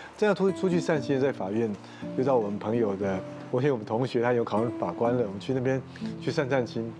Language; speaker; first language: Chinese; native; Chinese